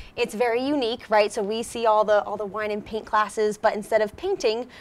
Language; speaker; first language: English; native; English